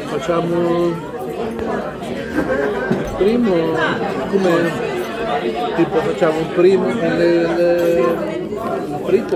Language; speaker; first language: Italian; native; Italian